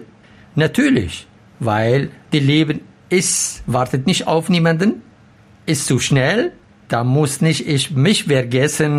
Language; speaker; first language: German; non-native, learner; Arabic